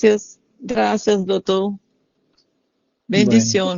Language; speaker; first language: Spanish; non-native, learner; Portuguese